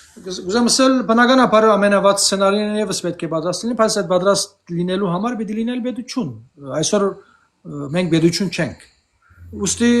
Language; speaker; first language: Armenian; early bilingual, heritage; Armenian